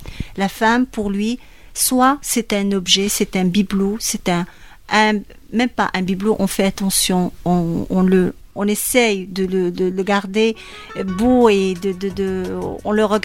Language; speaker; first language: French; non-native, local second language; Arabic